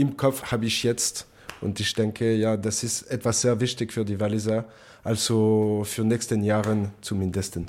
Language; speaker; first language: German; non-native, local second language; French